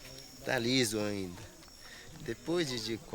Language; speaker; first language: Portuguese; non-native, local second language; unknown